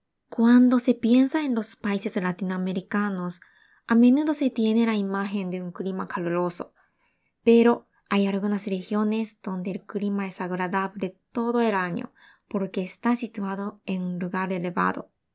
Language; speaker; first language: Spanish; non-native, fluent; Japanese